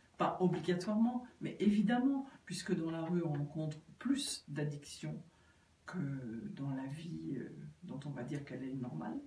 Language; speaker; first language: French; native; French